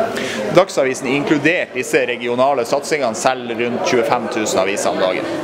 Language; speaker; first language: Norwegian; native; Norwegian